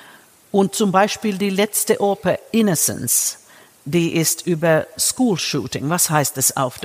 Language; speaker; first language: German; non-native, fluent; Finnish